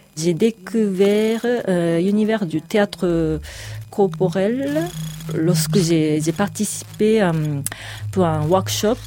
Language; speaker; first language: French; non-native, fluent; Japanese